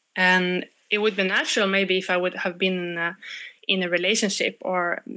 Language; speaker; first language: English; non-native, fluent; Swedish